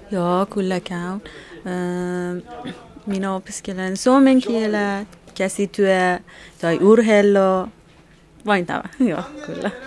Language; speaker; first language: Finnish; non-native, learner; Persian